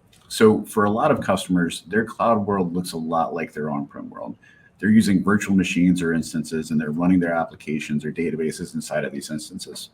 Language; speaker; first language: English; native; English